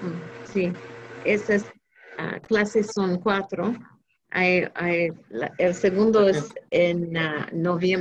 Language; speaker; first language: Spanish; non-native, learner; English